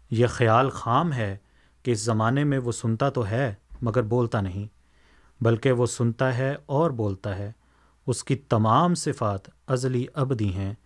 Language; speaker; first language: Urdu; native; Urdu